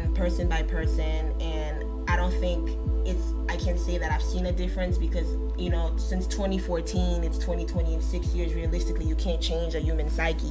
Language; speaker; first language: English; non-native, fluent; French